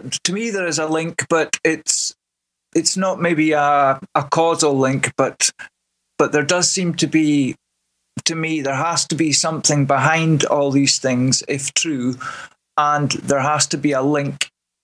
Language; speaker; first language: English; native; English